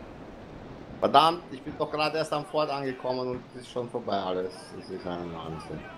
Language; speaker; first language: German; native; German